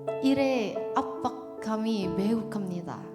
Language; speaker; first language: Korean; non-native, learner; Indonesian